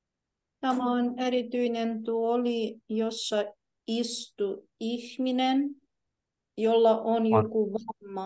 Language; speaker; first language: Finnish; non-native, fluent; Ukrainian